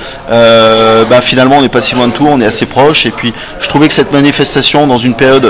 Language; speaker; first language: French; native; French